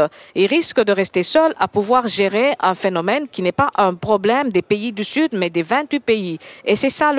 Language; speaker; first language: French; native; French